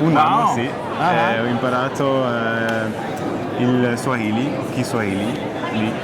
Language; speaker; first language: Italian; non-native, local second language; French